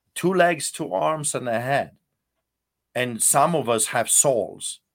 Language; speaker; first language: English; non-native, fluent; Polish